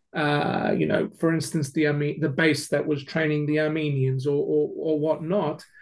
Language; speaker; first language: English; native; English